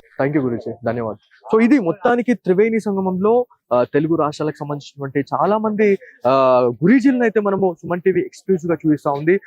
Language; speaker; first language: Telugu; native; Telugu